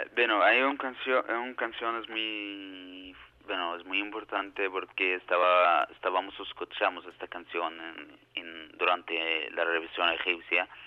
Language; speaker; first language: Spanish; non-native, learner; Arabic